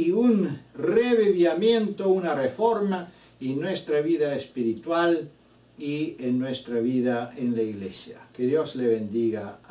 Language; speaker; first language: Spanish; non-native, fluent; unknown